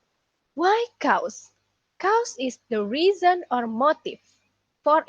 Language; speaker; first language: English; non-native, learner; Indonesian